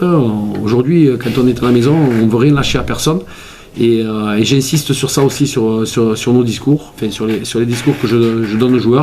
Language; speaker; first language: French; native; French